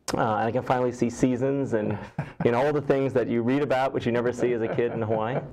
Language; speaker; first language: English; native; English